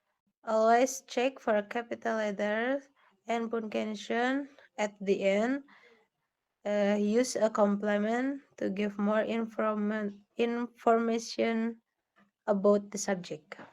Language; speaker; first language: English; non-native, learner; Indonesian